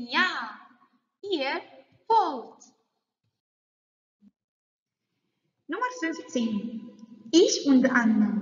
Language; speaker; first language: German; non-native, learner; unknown